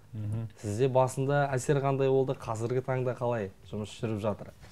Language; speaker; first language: Kazakh; native; Kazakh